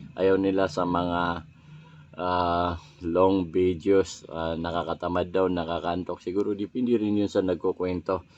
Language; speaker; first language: Filipino; non-native, local second language; Maranao